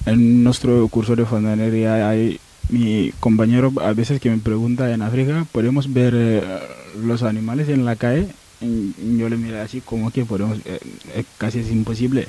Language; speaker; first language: Spanish; non-native, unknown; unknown